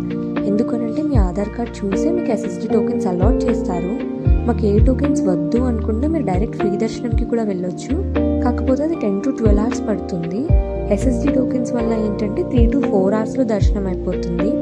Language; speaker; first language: Telugu; native; Telugu